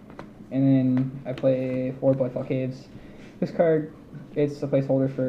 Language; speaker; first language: English; native; English